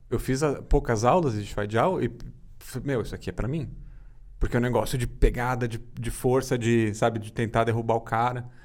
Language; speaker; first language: Portuguese; native; Portuguese